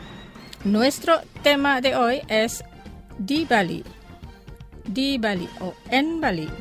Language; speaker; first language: Spanish; non-native, fluent; Indonesian